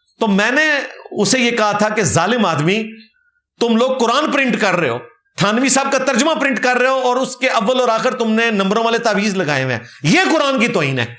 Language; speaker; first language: Urdu; non-native, local second language; Punjabi